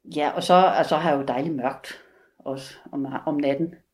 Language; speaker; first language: Danish; native; Danish